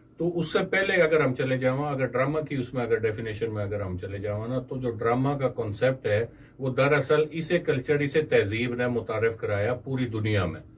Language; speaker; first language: Urdu; non-native, local second language; Haryanvi